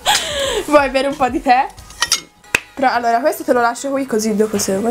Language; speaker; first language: Italian; non-native, fluent; Russian